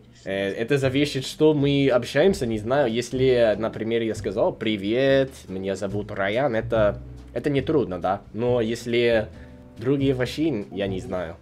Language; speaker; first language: Russian; non-native, learner; English